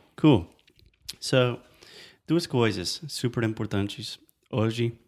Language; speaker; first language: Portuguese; non-native, fluent; English